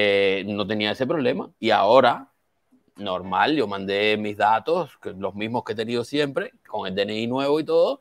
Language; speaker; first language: Spanish; native; Spanish